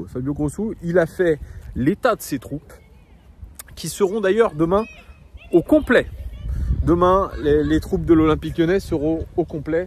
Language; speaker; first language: French; native; French